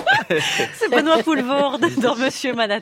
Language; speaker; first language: French; native; French